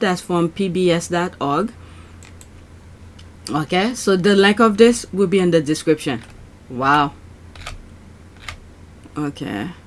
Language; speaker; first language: English; native; English